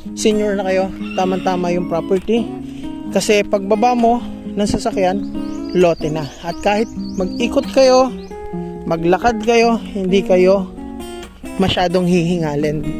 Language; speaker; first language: Filipino; non-native, local second language; Bikol